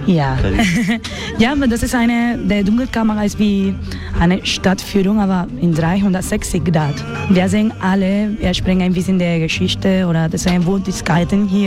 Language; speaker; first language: German; non-native, learner; Spanish